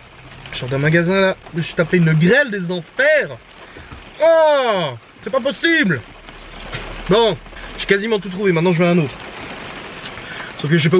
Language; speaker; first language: French; native; French